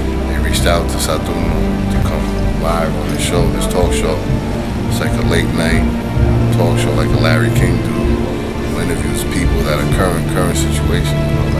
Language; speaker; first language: English; early bilingual, other home language; Spanish